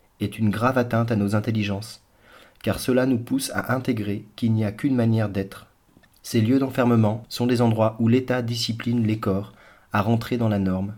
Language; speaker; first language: French; native; French